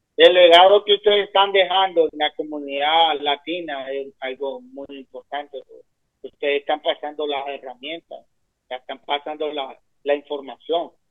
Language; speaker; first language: Spanish; native; Spanish